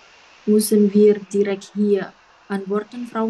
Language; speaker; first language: German; non-native, learner; Indonesian